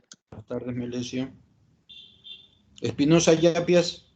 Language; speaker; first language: Spanish; native; Spanish